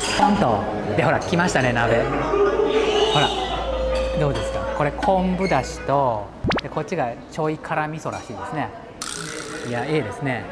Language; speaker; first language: Japanese; native; Japanese